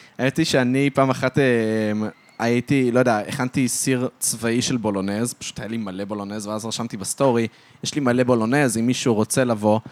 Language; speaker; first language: Hebrew; early bilingual, other home language; French